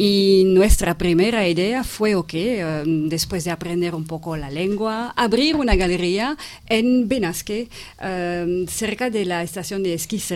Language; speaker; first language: Spanish; non-native, fluent; French